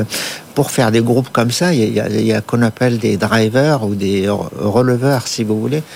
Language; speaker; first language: French; non-native, fluent; Arabic